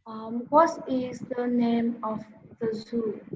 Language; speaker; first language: English; non-native, learner; Vietnamese